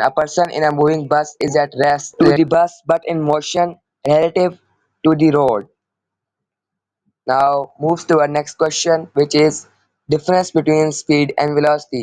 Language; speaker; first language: English; non-native, local second language; Urdu